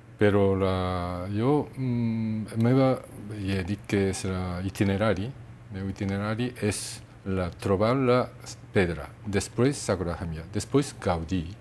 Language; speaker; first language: Catalan; non-native, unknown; Japanese